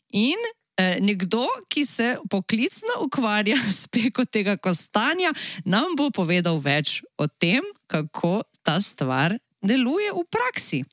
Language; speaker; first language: Slovenian; native; Slovenian